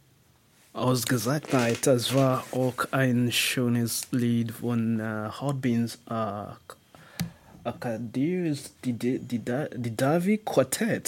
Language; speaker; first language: German; non-native, learner; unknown